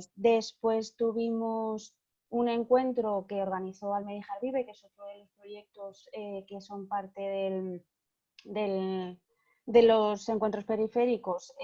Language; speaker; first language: Spanish; native; Spanish